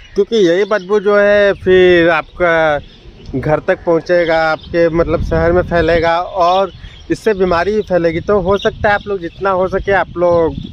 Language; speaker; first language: Hindi; non-native, local second language; Assamese